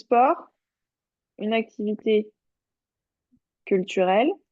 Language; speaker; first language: French; native; French